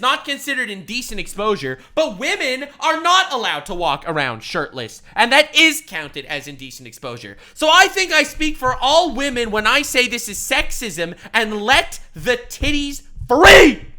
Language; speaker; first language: English; native; English